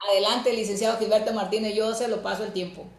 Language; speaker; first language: Spanish; native; Spanish